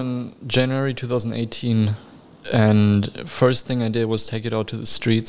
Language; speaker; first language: English; non-native, fluent; German